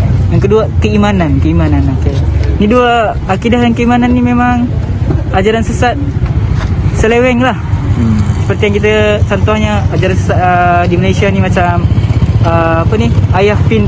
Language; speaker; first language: Malay; native; Malay